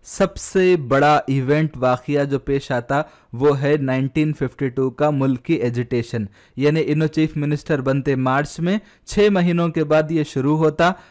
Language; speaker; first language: Hindi; non-native, local second language; Urdu